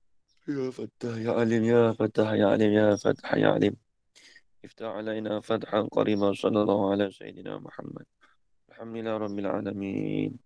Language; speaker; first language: Arabic; non-native, fluent; Malay